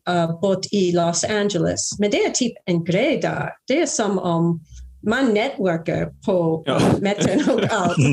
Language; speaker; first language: Swedish; non-native, fluent; English